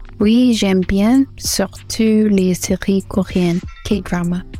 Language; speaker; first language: French; non-native, learner; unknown